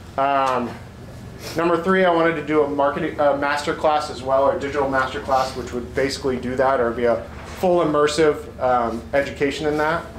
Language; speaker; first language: English; native; English